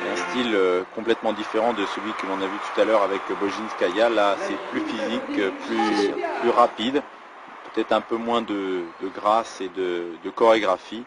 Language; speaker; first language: French; native; French